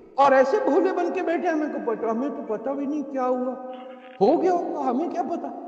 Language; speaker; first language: Urdu; native; Urdu